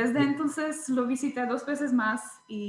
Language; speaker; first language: Spanish; non-native, fluent; Czech